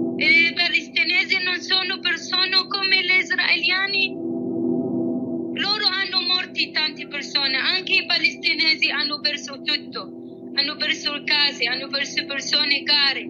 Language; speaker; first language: Italian; non-native, fluent; Arabic